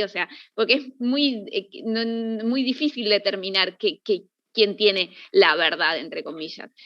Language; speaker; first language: Spanish; native; Spanish